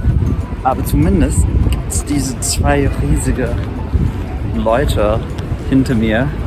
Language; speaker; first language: German; non-native, fluent; English